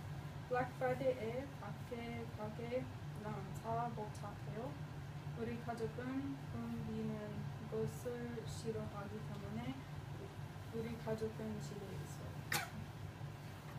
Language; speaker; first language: Korean; non-native, learner; English